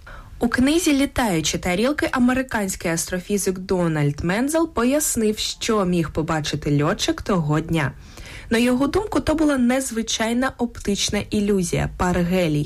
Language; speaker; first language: Ukrainian; native; Ukrainian